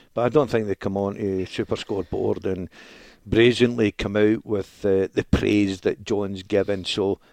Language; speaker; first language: English; native; English